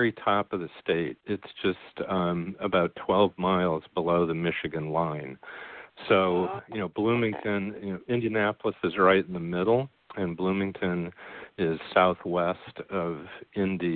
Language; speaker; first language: English; native; English